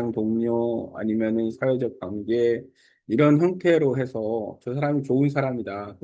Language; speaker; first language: Korean; native; Korean